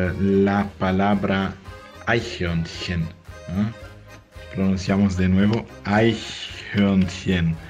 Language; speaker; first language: Spanish; non-native, fluent; German